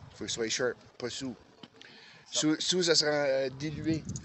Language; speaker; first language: French; native; French